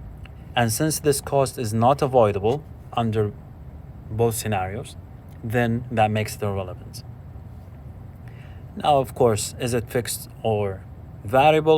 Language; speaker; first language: English; non-native, fluent; Arabic